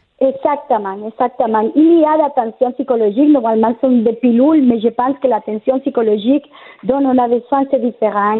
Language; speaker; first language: French; non-native, fluent; Spanish